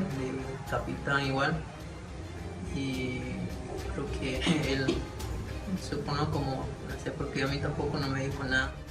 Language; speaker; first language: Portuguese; non-native, learner; Spanish